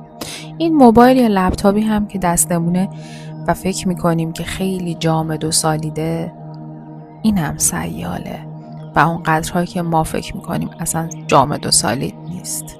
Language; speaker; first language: Persian; native; Persian